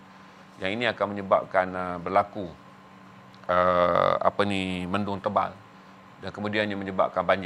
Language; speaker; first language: Malay; native; Malay